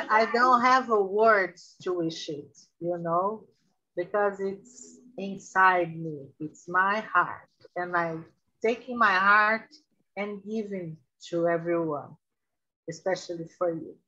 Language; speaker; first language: English; non-native, learner; Portuguese